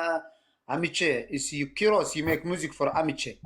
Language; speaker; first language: English; non-native, learner; Tigrinya